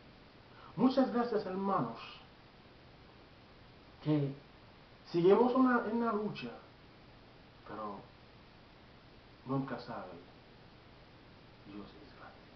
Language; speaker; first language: Spanish; non-native, learner; Haitian Creole